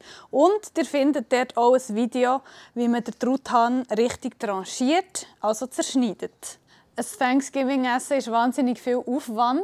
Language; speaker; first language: German; native; German